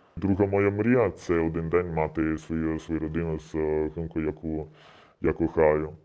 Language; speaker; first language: Ukrainian; early bilingual, heritage; Ukrainian